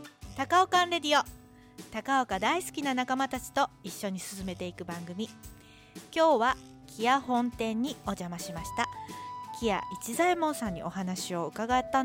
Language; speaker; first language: Japanese; native; Japanese